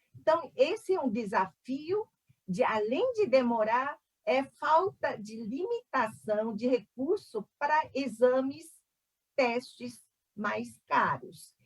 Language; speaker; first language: Portuguese; non-native, fluent; Korean